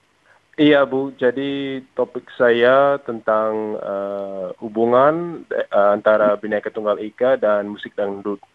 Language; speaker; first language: Indonesian; non-native, learner; English